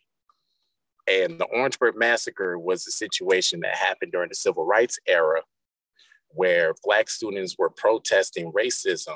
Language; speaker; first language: English; native; English